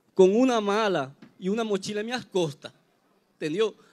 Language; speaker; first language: Portuguese; non-native, learner; Spanish